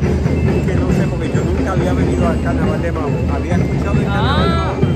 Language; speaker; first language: Spanish; native; Spanish